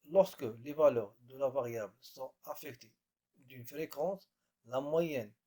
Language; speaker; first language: French; non-native, local second language; Arabic